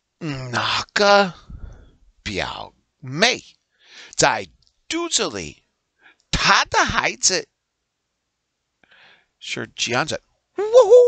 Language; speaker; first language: Chinese; non-native, learner; English